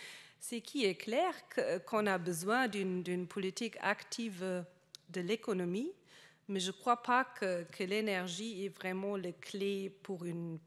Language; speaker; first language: French; non-native, fluent; German